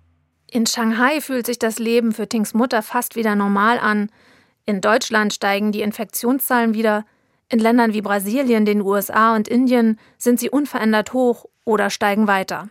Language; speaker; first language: German; native; German